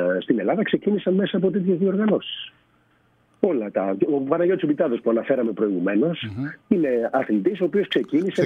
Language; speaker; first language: Greek; native; Greek